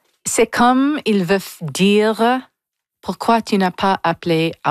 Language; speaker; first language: French; non-native, local second language; English